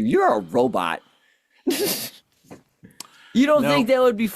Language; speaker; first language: English; native; English